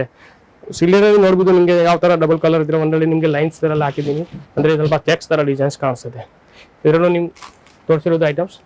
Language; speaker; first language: Kannada; non-native, fluent; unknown